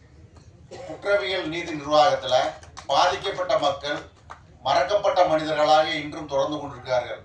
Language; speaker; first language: Tamil; native; Tamil